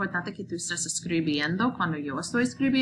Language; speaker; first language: Spanish; non-native, learner; English